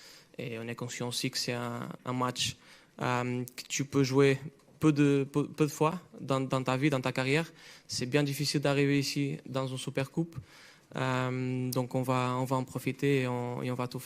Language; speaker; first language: French; non-native, fluent; Portuguese